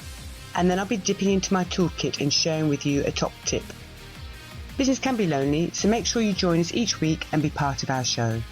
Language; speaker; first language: English; native; English